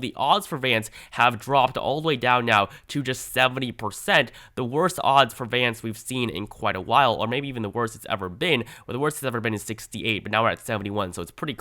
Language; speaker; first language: English; native; English